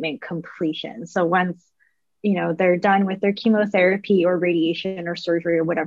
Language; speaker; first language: English; native; English